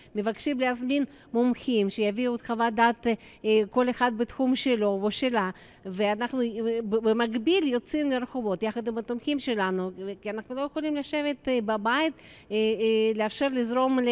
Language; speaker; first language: Hebrew; non-native, fluent; Russian